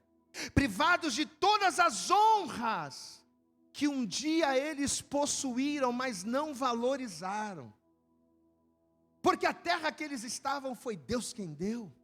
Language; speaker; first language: Portuguese; native; Portuguese